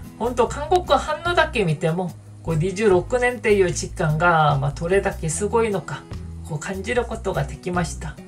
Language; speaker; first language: Japanese; non-native, fluent; Korean